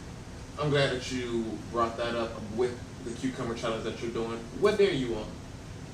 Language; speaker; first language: English; native; English